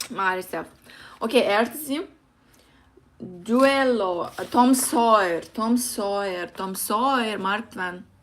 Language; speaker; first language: Turkish; non-native, learner; Russian